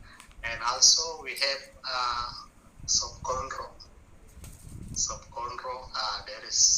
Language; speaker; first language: English; non-native, learner; Buginese